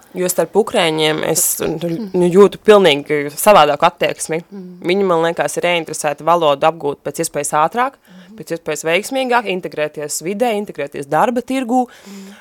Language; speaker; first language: Latvian; native; Latvian